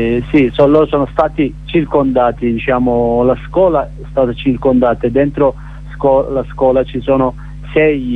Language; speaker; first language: Italian; non-native, learner; Kurdish